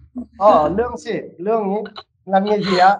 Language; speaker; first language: Vietnamese; non-native, fluent; Korean